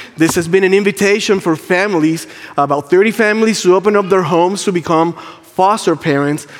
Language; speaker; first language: English; non-native, fluent; Spanish